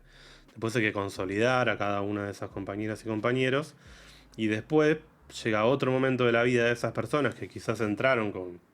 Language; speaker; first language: Spanish; native; Spanish